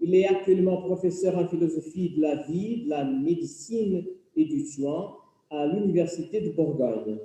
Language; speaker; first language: French; non-native, fluent; Portuguese